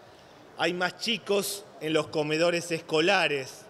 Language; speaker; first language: Spanish; native; Spanish